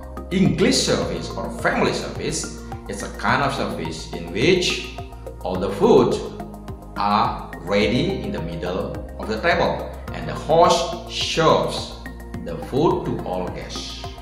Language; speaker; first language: English; non-native, fluent; Indonesian